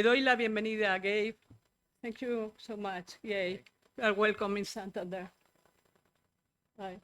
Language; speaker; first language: Spanish; native; Spanish